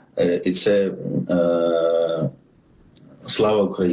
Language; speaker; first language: Ukrainian; non-native, local second language; Russian